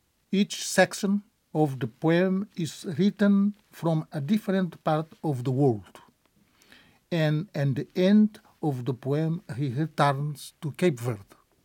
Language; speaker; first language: English; non-native, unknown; Kabuverdianu